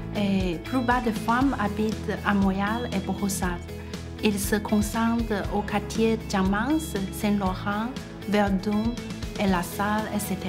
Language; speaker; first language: French; non-native, fluent; Chinese